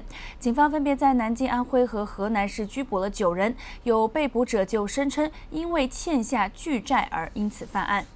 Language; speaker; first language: Chinese; non-native, local second language; Cantonese